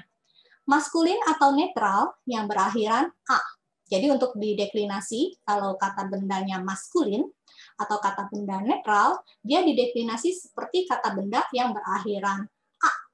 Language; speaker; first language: Indonesian; native; Indonesian